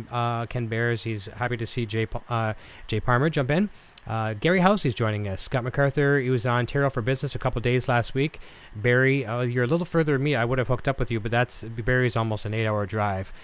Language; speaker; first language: English; native; English